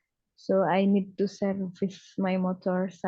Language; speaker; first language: English; non-native, learner; Indonesian